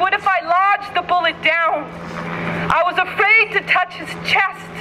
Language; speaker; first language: English; native; English